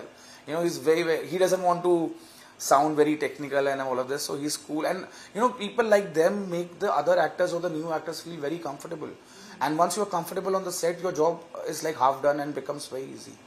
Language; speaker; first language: English; non-native, local second language; Hindi